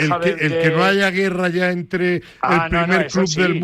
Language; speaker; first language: Spanish; native; Spanish